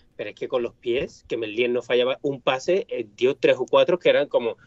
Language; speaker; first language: Spanish; native; Spanish